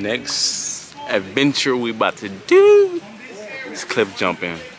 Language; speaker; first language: English; native; English